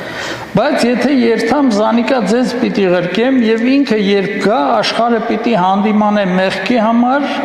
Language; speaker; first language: Armenian; native; Armenian